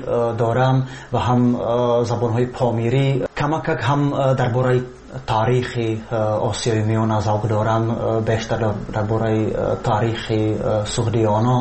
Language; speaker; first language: Persian; non-native, fluent; Czech